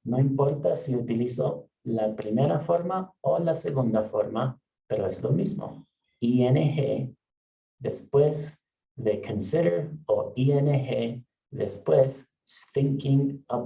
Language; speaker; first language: Spanish; non-native, fluent; English